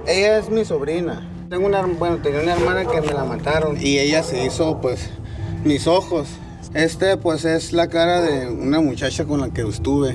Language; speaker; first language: Spanish; native; Spanish